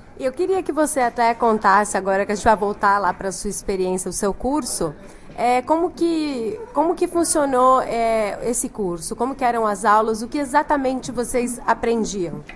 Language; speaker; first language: Portuguese; native; Portuguese